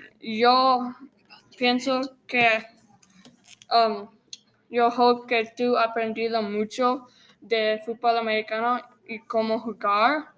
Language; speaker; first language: Spanish; non-native, learner; English